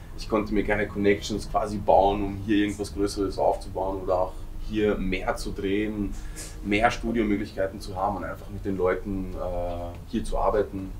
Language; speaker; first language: German; early bilingual, other home language; Serbian